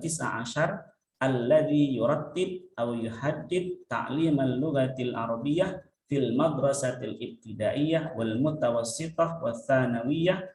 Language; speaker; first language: Arabic; non-native, fluent; Indonesian